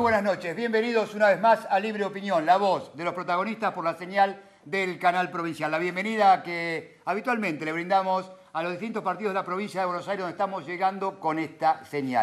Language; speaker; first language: Spanish; native; Spanish